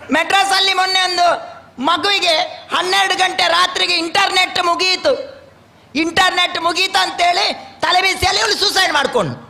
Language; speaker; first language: Kannada; non-native, local second language; Tulu